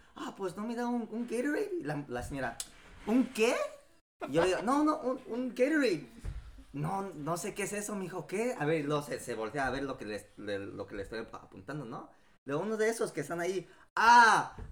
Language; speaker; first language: Spanish; early bilingual, heritage; Spanish